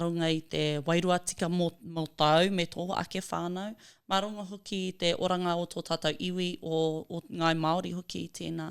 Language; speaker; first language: Māori; non-native, local second language; English